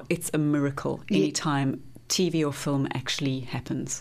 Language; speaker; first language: English; native; English